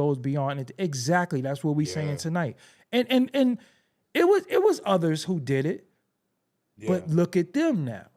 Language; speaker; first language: English; native; English